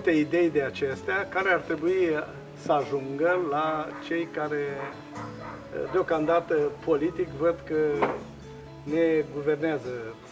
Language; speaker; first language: Romanian; native; Romanian